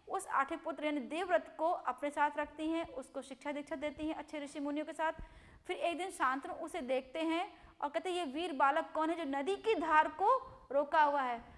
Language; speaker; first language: Hindi; non-native, local second language; Gujarati